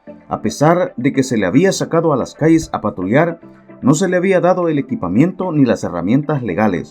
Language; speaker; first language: Spanish; native; Spanish